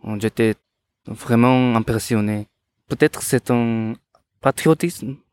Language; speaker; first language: French; non-native, learner; Korean